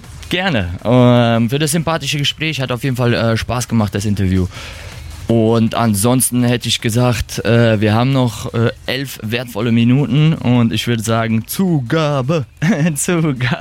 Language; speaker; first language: German; native; German